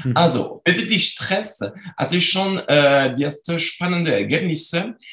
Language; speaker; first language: German; non-native, fluent; French